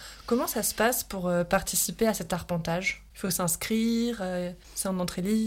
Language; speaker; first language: French; native; French